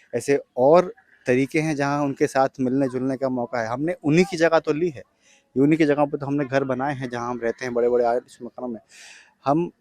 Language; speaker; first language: Hindi; non-native, local second language; Gujarati